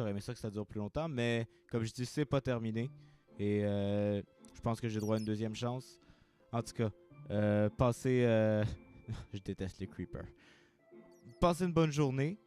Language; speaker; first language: French; native; French